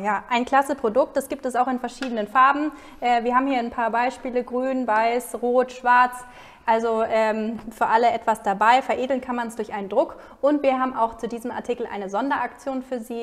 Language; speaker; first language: German; native; German